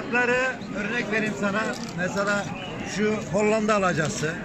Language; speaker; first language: Turkish; native; Turkish